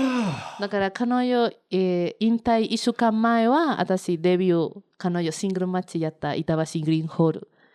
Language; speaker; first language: Japanese; non-native, learner; Spanish